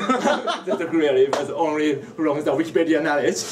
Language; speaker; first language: English; non-native, learner; Japanese